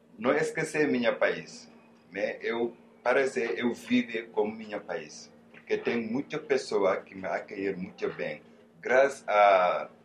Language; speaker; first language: Portuguese; non-native, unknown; Wolof